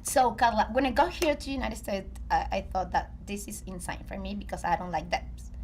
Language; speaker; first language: English; non-native, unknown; Spanish